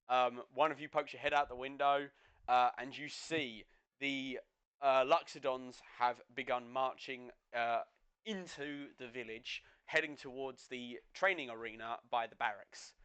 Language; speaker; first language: English; native; English